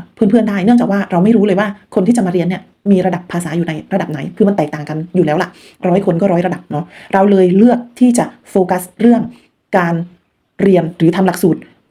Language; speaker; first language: Thai; non-native, local second language; Khmer